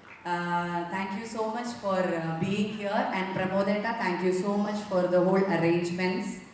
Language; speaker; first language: English; non-native, local second language; Malayalam